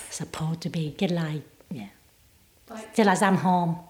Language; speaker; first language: English; non-native, learner; Vietnamese